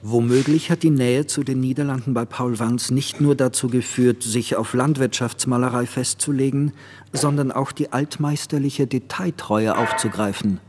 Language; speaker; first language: German; native; German